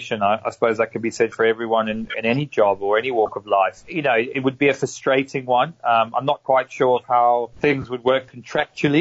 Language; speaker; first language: English; native; English